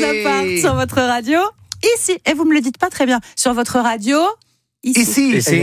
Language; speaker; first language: French; native; French